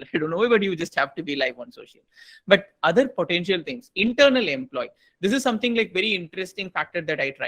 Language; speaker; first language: English; non-native, local second language; Tamil